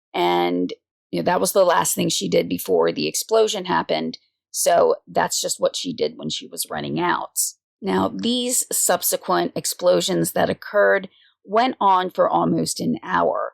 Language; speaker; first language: English; native; English